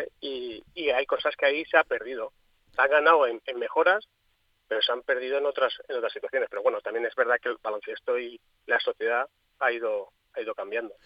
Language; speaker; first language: Spanish; native; Spanish